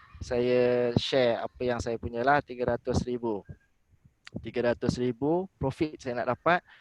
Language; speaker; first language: Malay; native; Malay